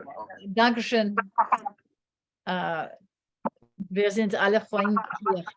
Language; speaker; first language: German; non-native, learner; English